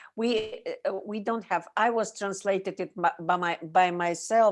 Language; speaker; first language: English; non-native, learner; Russian